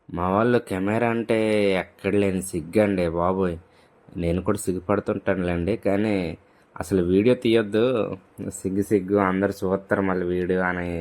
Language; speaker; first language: Telugu; native; Telugu